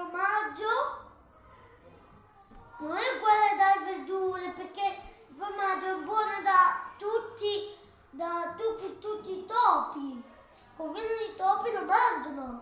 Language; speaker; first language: Italian; early bilingual, other home language; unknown